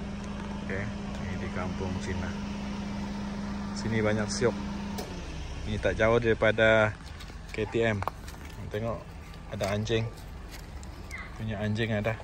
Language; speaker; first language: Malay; non-native, local second language; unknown